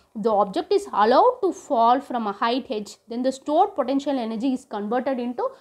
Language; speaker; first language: English; non-native, local second language; Tamil